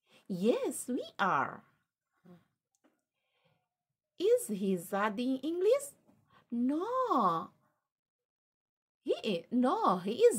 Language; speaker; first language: English; non-native, learner; Indonesian